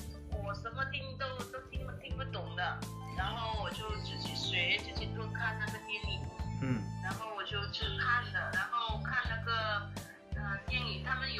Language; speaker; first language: Chinese; non-native, learner; Vietnamese